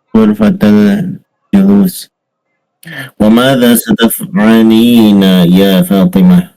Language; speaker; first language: Arabic; non-native, learner; Indonesian